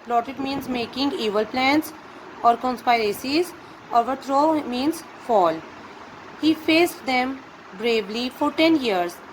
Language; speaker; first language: English; non-native, local second language; Urdu